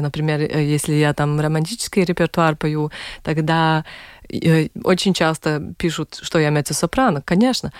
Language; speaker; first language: Russian; non-native, local second language; Latvian